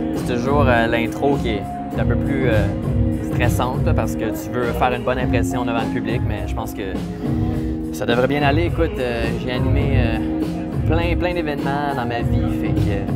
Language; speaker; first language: French; native; French